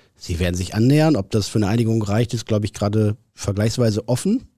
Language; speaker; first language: German; native; German